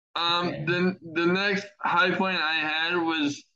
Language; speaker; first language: English; native; English